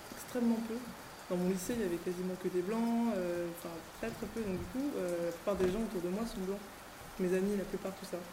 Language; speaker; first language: French; native; French